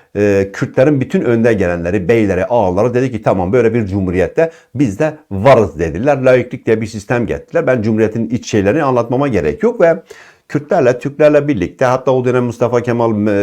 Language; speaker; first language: Turkish; native; Turkish